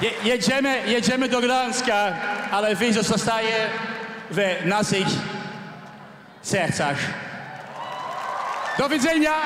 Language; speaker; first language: Polish; non-native, learner; Dutch